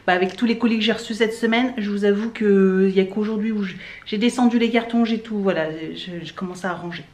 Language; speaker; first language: French; native; French